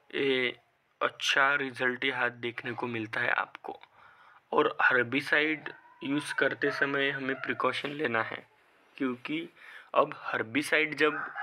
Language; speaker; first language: Hindi; non-native, local second language; Marathi